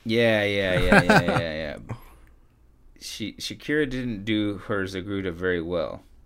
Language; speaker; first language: English; early bilingual, other home language; Spanish